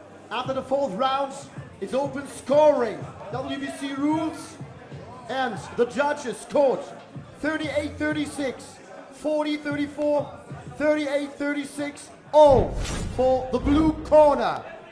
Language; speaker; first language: English; non-native, fluent; German